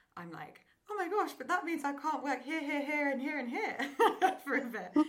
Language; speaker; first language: English; native; English